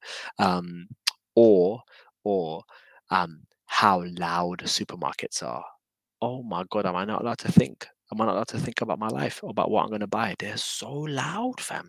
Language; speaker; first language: English; native; English